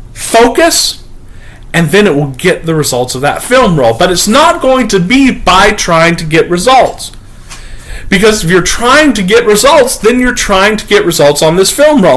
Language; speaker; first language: English; native; English